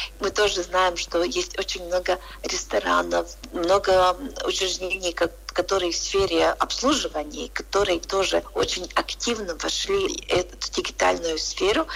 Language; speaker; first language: Russian; non-native, local second language; Latvian